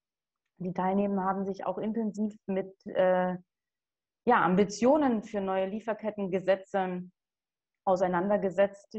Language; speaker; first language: German; native; German